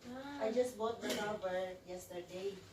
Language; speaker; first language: English; non-native, local second language; Filipino